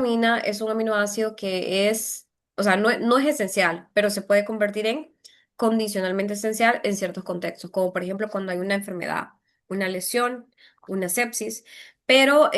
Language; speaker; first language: Spanish; native; Spanish